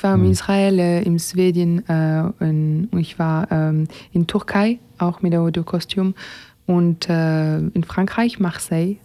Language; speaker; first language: German; non-native, learner; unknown